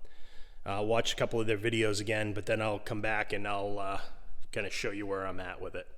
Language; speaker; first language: English; native; English